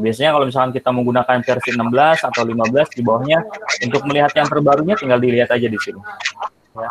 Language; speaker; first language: Indonesian; native; Indonesian